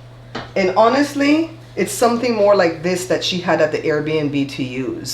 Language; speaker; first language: English; native; English